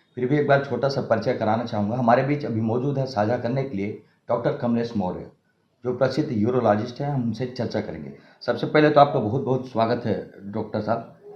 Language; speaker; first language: Hindi; native; Hindi